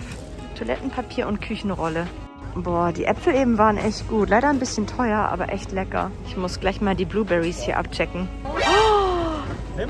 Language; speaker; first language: German; native; German